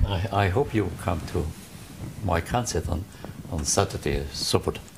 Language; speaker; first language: English; non-native, learner; German